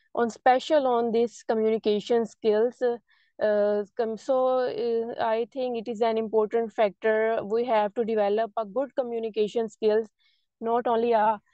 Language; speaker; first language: English; non-native, local second language; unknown